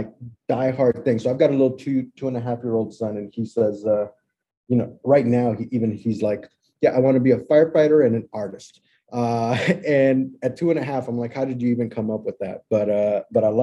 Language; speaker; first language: English; native; English